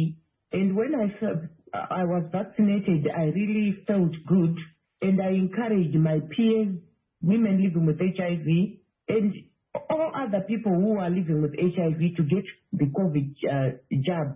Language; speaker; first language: English; non-native, local second language; Shona